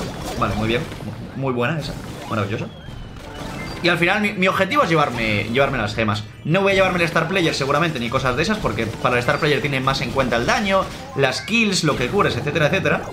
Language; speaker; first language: Spanish; native; Spanish